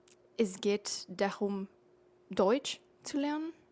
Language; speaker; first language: German; non-native, learner; Portuguese